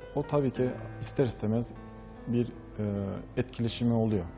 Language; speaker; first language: Turkish; native; Turkish